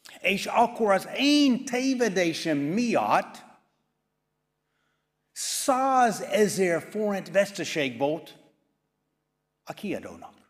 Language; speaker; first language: Hungarian; non-native, fluent; English